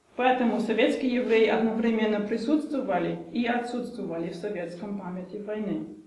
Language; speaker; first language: Russian; non-native, fluent; German